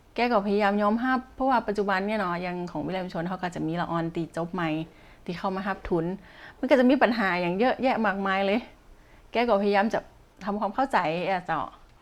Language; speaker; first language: Thai; native; Thai